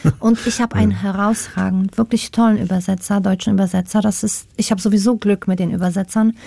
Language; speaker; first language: German; non-native, fluent; Polish